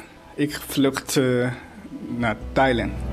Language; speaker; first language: Dutch; non-native, learner; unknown